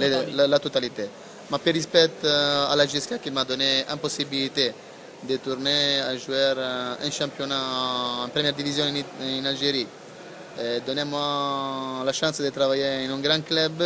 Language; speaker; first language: French; non-native, learner; Italian